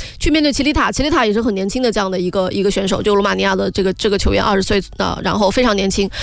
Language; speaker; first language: Chinese; native; Chinese